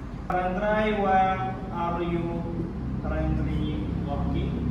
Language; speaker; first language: English; non-native, learner; Indonesian